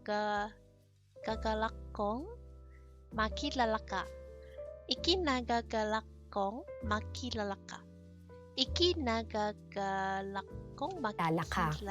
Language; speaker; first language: Filipino; non-native, learner; English